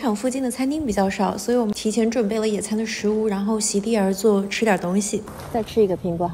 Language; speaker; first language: Chinese; native; Chinese